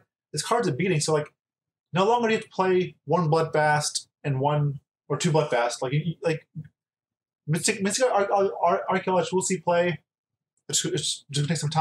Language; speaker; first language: English; native; English